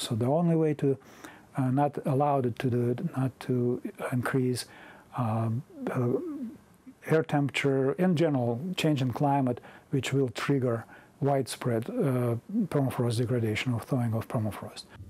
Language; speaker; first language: English; non-native, fluent; Russian